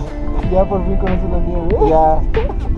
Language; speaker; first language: Spanish; native; Spanish